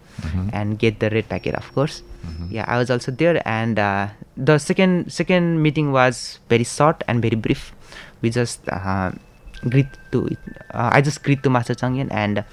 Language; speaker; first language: English; non-native, local second language; Nepali